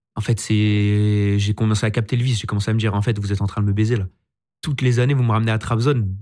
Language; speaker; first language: French; native; French